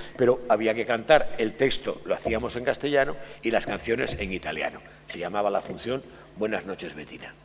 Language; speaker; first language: Spanish; native; Spanish